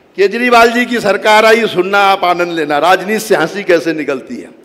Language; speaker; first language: Hindi; native; Hindi